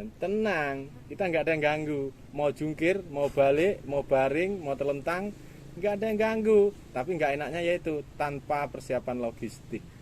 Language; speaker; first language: Indonesian; non-native, local second language; Javanese